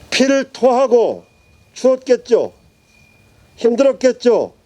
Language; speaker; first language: Korean; native; Korean